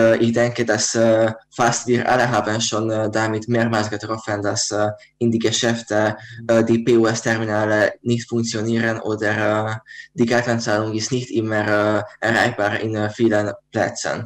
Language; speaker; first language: German; non-native, learner; Hungarian